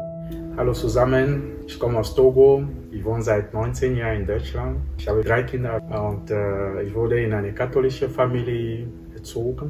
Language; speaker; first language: German; non-native, fluent; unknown